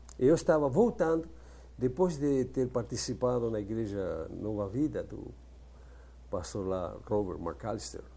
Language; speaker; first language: Portuguese; non-native, fluent; Spanish